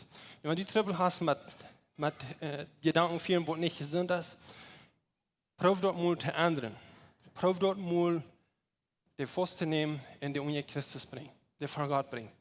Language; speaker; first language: German; non-native, learner; Plautdietsch